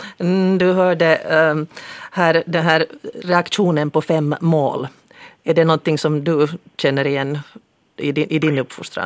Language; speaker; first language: Swedish; native; Swedish